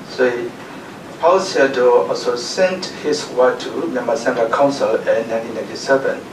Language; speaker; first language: English; non-native, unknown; Burmese